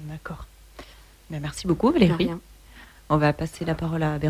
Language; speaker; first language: French; native; French